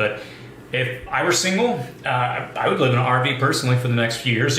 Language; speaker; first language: English; native; English